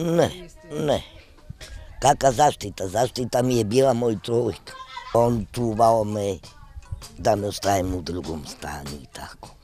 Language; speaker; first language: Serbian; non-native, local second language; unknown